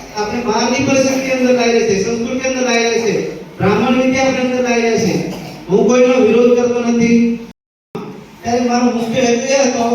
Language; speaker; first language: Gujarati; non-native, local second language; Rathawi